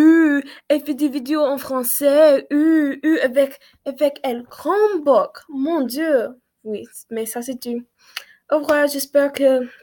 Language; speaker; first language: French; non-native, learner; English